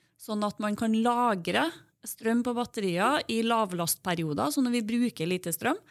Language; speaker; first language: Norwegian; native; Norwegian